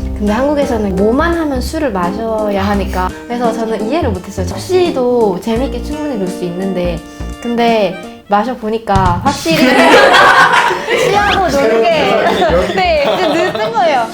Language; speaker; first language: Korean; non-native, fluent; Indonesian